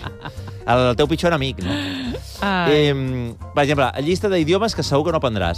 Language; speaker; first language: Catalan; native; Catalan